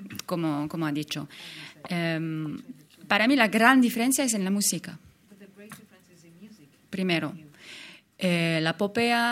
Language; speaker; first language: Spanish; non-native, fluent; French